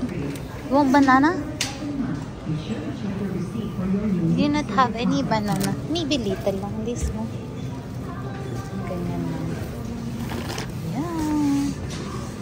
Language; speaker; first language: English; non-native, local second language; Filipino